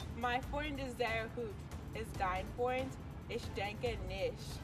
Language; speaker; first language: German; non-native, learner; English